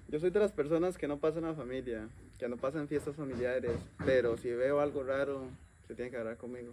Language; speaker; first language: Spanish; native; Spanish